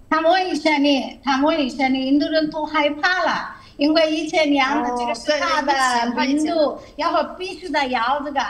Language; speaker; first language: Chinese; non-native, learner; Telugu